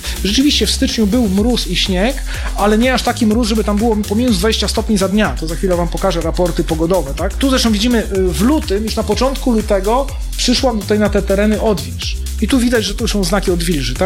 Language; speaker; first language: Polish; native; Polish